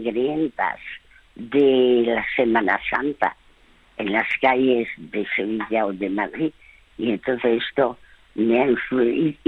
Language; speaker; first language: Spanish; early bilingual, other home language; French